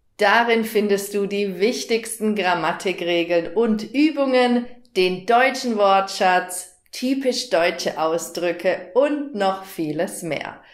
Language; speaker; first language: German; native; German